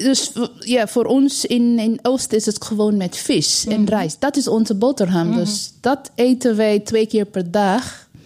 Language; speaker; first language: Dutch; non-native, learner; Bangla